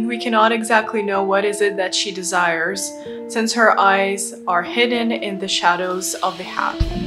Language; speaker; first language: English; non-native, fluent; Russian